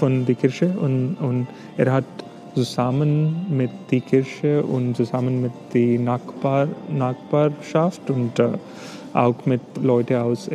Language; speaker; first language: German; non-native, fluent; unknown